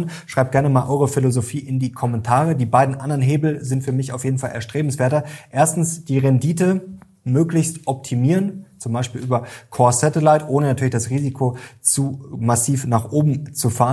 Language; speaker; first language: German; native; German